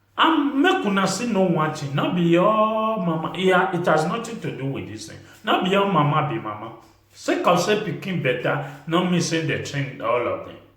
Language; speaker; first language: Nigerian Pidgin; non-native, local second language; Bini